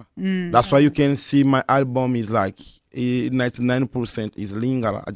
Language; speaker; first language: English; non-native, fluent; Lingala